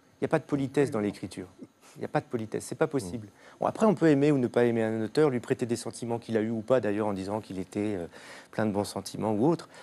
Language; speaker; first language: French; native; French